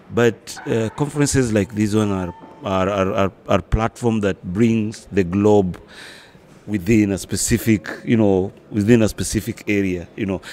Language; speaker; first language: English; non-native, local second language; Luo (Kenya and Tanzania)